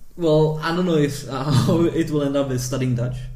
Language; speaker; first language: English; early bilingual, heritage; Czech